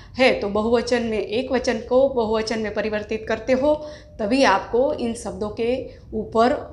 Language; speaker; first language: Hindi; non-native, local second language; Gujarati